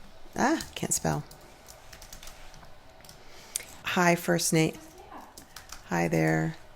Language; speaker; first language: English; native; English